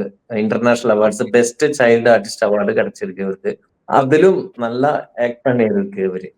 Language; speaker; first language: Tamil; non-native, learner; Malayalam